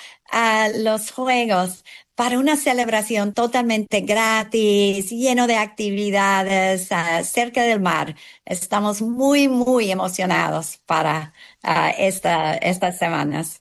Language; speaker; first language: Spanish; non-native, fluent; English